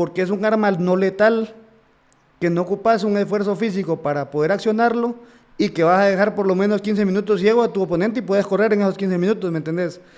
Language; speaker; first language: Spanish; native; Spanish